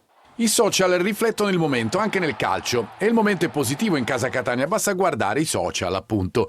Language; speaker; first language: Italian; native; Italian